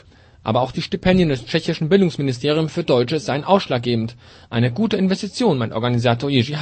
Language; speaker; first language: German; native; German